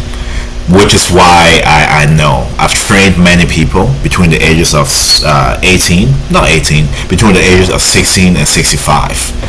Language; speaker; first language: English; native; English